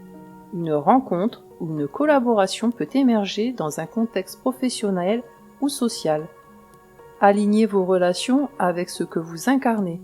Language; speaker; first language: French; native; French